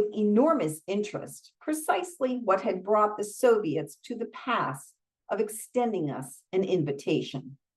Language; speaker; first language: English; native; English